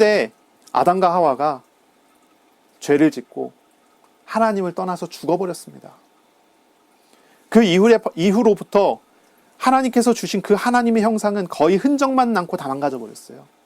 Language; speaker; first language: Korean; native; Korean